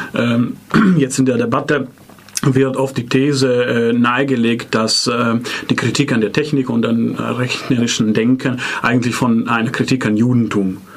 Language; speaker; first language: German; non-native, fluent; Italian